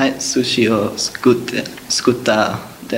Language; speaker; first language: Japanese; non-native, learner; English